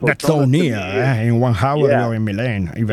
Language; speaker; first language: English; non-native, learner; Italian